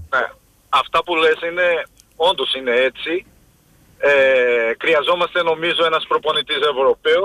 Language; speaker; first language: Greek; non-native, fluent; Portuguese